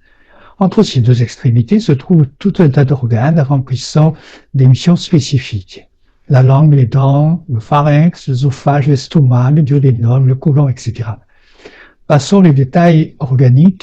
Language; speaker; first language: French; native; French